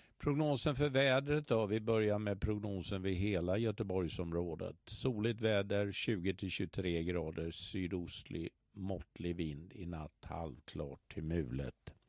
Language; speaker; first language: Swedish; native; Swedish